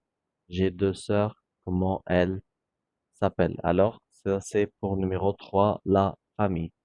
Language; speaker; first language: French; non-native, fluent; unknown